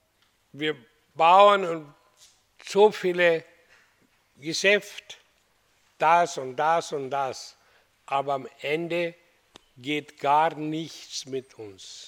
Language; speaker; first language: German; non-native, learner; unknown